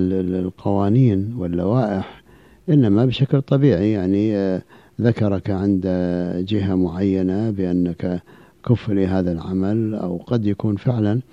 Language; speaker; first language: Arabic; native; Arabic